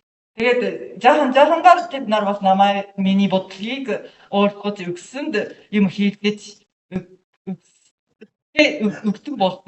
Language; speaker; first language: Mongolian; non-native, learner; Japanese